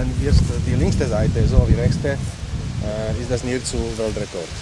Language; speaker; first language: German; non-native, learner; Slovak